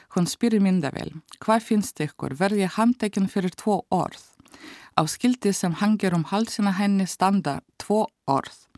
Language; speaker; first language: Icelandic; non-native, fluent; Russian